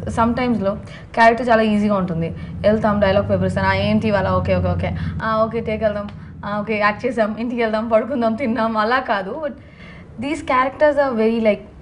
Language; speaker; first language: Telugu; native; Telugu